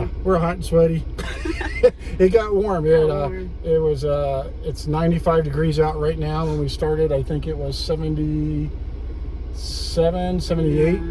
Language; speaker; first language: English; native; English